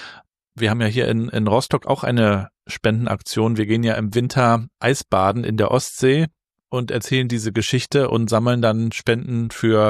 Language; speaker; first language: German; native; German